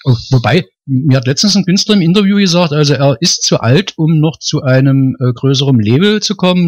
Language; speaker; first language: German; native; German